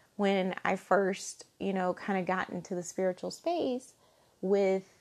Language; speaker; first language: English; native; English